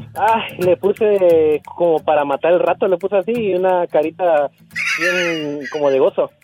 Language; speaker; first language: Spanish; native; Spanish